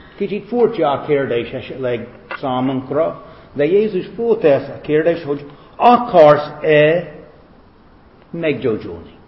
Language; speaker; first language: Hungarian; non-native, fluent; English